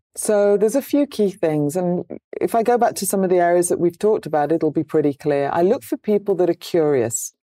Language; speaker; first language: English; native; English